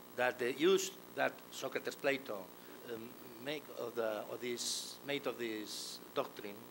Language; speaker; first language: English; non-native, learner; Catalan